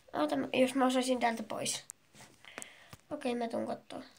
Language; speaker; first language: Finnish; native; Finnish